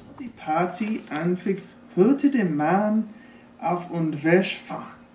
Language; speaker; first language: German; non-native, learner; English